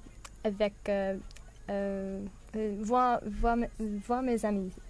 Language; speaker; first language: French; non-native, learner; English